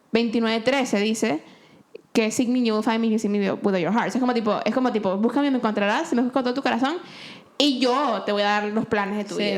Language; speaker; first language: Spanish; native; Spanish